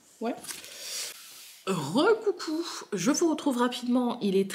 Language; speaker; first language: French; native; French